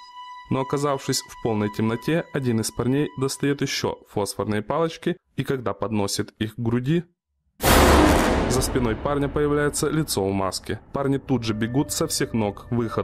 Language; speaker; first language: Russian; native; Russian